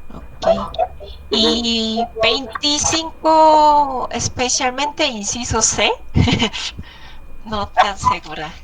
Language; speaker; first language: Spanish; non-native, learner; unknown